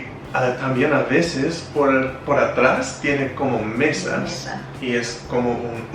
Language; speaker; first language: Spanish; non-native, fluent; English